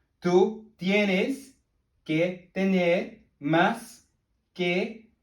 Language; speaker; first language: Spanish; non-native, learner; English